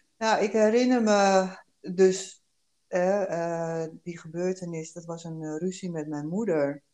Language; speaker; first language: Dutch; early bilingual, other home language; Korean